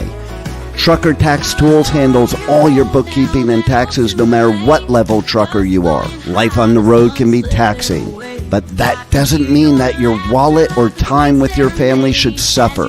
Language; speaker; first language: English; native; English